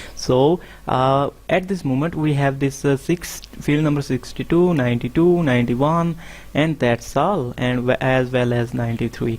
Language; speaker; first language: English; non-native, fluent; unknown